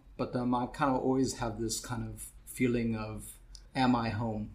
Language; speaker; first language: English; native; English